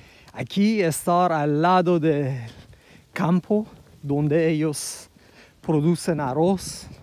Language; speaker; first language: Spanish; non-native, learner; Persian